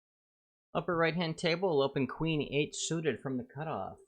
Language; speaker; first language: English; native; English